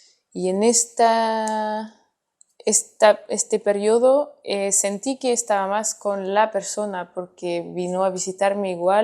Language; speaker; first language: Spanish; non-native, fluent; French